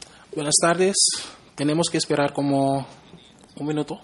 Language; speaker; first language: Spanish; non-native, fluent; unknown